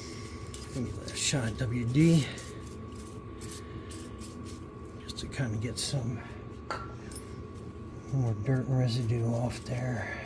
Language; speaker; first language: English; native; English